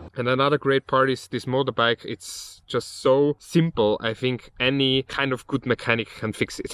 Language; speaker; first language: English; non-native, fluent; German